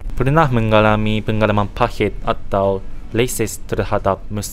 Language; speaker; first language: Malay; non-native, fluent; Japanese